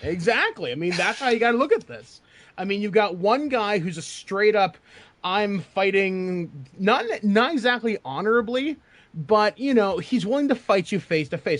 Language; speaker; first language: English; native; English